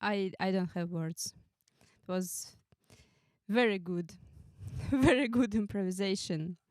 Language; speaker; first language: English; non-native, fluent; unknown